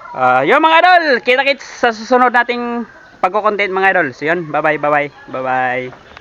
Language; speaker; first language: Filipino; non-native, local second language; Cebuano